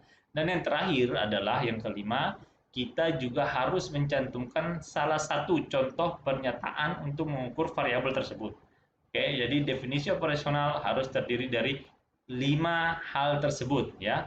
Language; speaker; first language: Indonesian; native; Indonesian